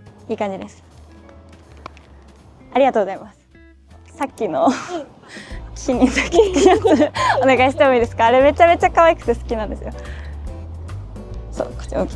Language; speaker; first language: Japanese; native; Japanese